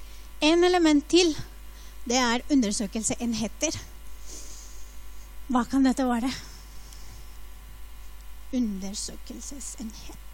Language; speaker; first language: Norwegian; non-native, fluent; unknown